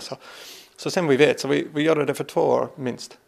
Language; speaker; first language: Swedish; non-native, learner; English